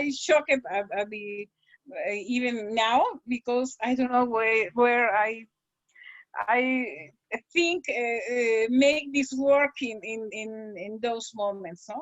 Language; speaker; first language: English; non-native, learner; Spanish